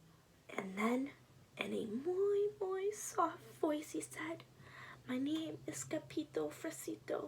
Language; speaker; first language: English; native; English